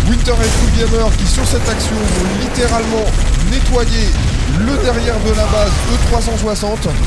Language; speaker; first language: French; native; French